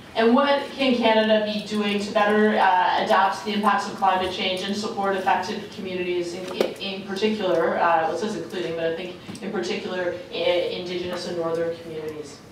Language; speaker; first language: English; native; English